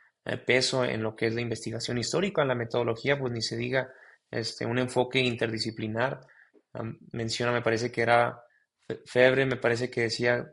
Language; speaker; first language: Spanish; native; Spanish